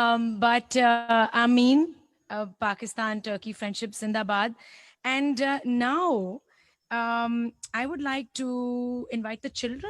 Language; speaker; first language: English; non-native, local second language; Urdu